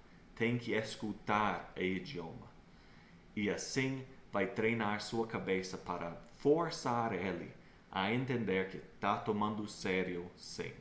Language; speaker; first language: Portuguese; non-native, fluent; English